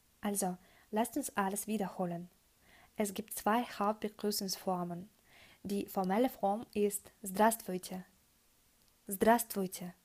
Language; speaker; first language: German; non-native, fluent; Russian